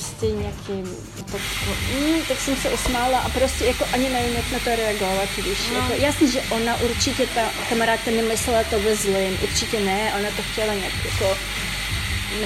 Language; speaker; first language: Czech; non-native, fluent; Ukrainian